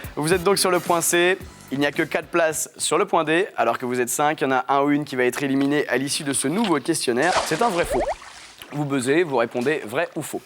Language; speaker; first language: French; native; French